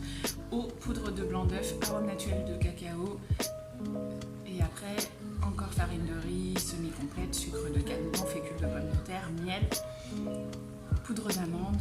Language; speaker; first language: French; native; French